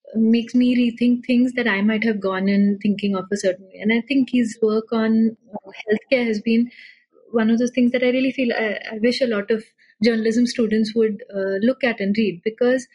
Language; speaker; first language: English; non-native, local second language; Marathi